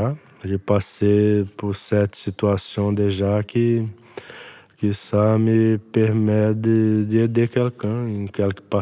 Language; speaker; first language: French; non-native, learner; Portuguese